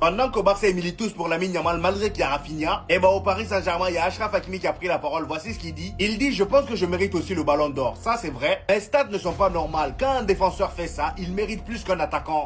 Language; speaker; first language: French; native; French